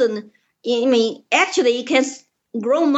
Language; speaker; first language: English; non-native, fluent; Chinese